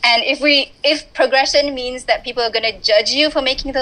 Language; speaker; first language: English; early bilingual, other home language; Malay